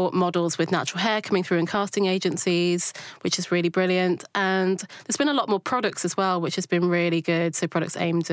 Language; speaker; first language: English; native; English